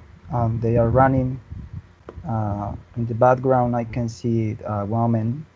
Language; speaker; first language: English; non-native, learner; Spanish